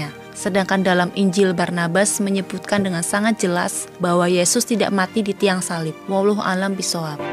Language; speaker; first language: Indonesian; native; Indonesian